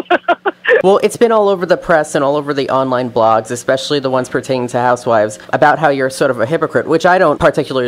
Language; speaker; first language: English; native; English